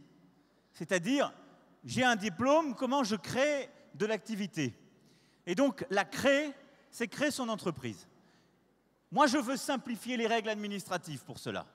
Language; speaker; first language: French; native; French